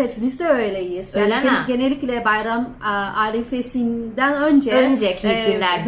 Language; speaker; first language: Turkish; non-native, fluent; Chinese